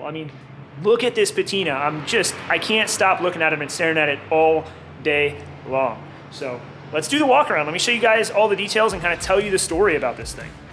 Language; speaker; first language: English; native; English